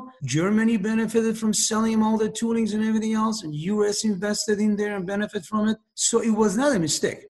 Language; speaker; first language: English; non-native, fluent; Persian